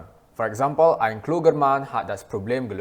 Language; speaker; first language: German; non-native, fluent; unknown